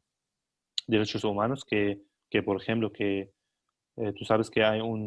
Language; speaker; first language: Spanish; non-native, learner; Arabic